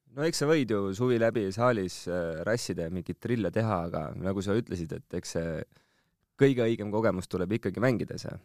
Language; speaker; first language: Estonian; native; Estonian